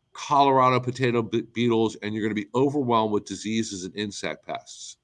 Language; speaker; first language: English; native; English